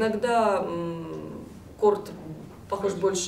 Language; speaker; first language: Russian; native; Russian